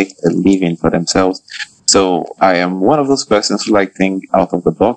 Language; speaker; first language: English; non-native, local second language; Igbo